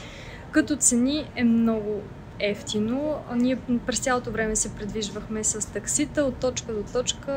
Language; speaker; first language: Bulgarian; native; Bulgarian